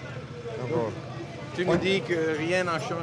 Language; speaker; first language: French; non-native, fluent; Dutch